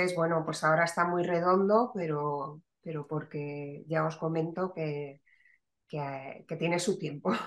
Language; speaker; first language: Spanish; native; Spanish